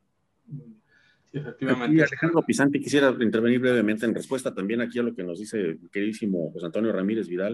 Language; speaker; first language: Spanish; native; Spanish